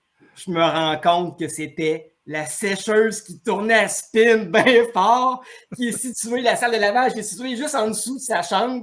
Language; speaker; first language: French; native; French